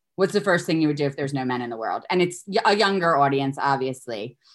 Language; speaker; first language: English; native; English